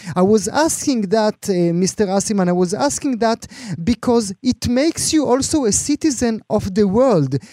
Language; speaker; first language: English; non-native, fluent; Hebrew